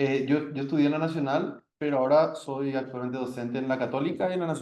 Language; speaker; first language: Spanish; native; Spanish